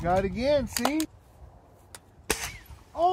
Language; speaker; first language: English; native; English